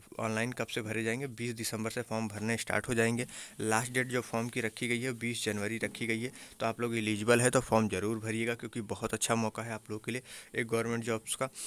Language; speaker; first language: Hindi; native; Hindi